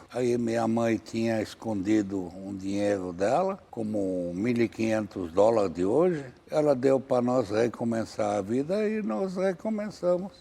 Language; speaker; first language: Portuguese; non-native, fluent; Arabic